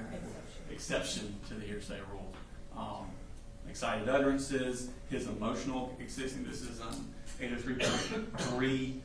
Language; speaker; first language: English; native; English